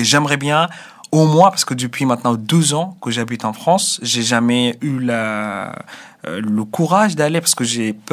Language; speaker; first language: French; non-native, fluent; Arabic